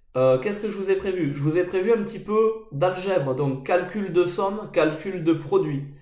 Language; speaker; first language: French; native; French